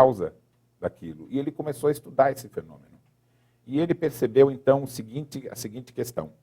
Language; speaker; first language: Portuguese; native; Portuguese